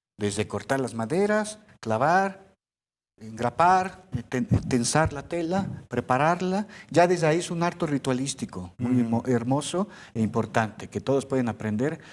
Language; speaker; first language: Spanish; early bilingual, heritage; Spanish